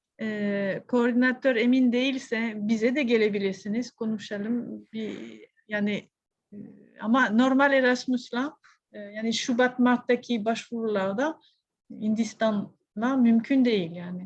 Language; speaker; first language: Turkish; non-native, fluent; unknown